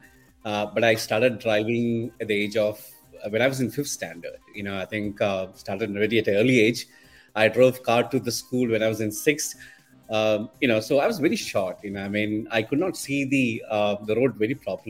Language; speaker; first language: English; non-native, local second language; Malayalam